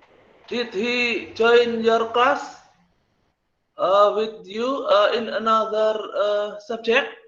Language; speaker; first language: English; non-native, learner; Indonesian